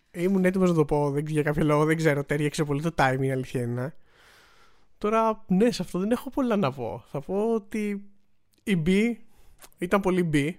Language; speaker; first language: Greek; native; Greek